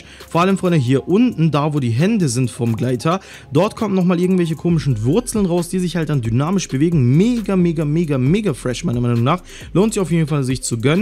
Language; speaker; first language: German; native; German